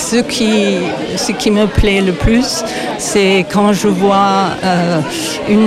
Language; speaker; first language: French; non-native, fluent; English